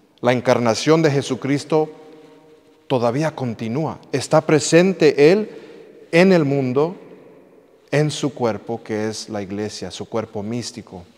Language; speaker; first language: Spanish; early bilingual, heritage; English